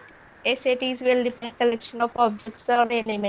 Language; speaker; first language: English; non-native, local second language; Marathi